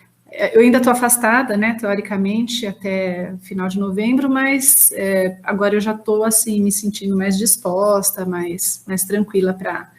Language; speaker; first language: Portuguese; native; Portuguese